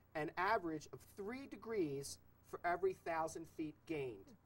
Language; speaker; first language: English; native; English